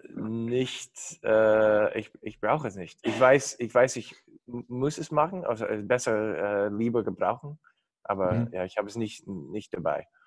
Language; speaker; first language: German; non-native, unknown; English